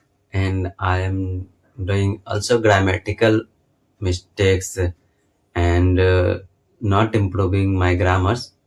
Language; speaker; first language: English; non-native, learner; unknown